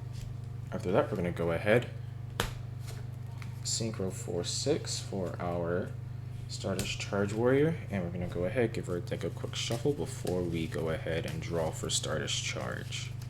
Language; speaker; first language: English; native; English